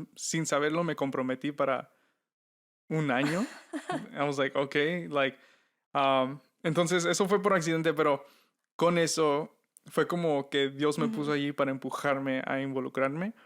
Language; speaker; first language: Spanish; early bilingual, heritage; Spanish